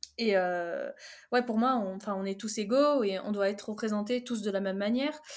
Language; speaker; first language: French; early bilingual, other home language; Arabic